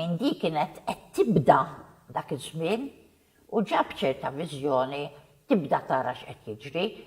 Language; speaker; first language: Maltese; non-native, local second language; English